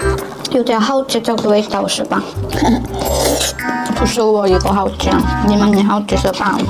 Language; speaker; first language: Chinese; non-native, learner; Korean